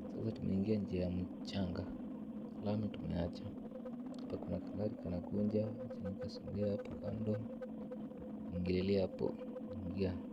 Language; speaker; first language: Swahili; native; Swahili